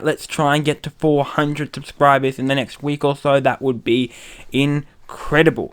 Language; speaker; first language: English; native; English